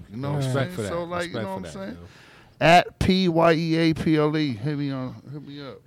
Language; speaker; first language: English; native; English